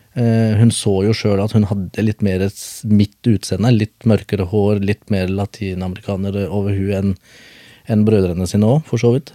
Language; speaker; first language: Norwegian; early bilingual, other home language; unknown